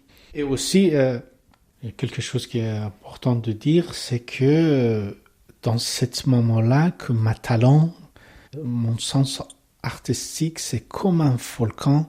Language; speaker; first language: French; non-native, learner; Persian